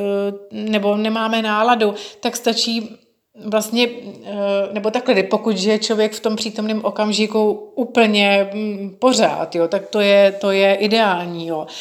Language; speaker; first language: Czech; native; Czech